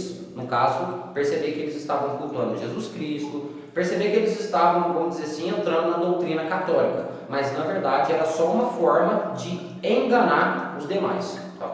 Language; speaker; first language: Portuguese; native; Portuguese